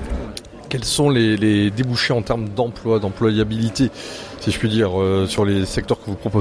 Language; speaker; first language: French; native; French